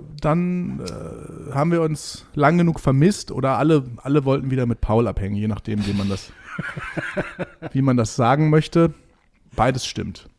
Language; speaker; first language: German; native; German